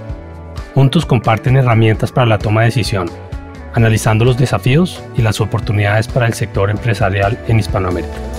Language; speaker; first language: Spanish; native; Spanish